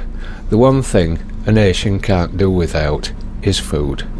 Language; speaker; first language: English; native; English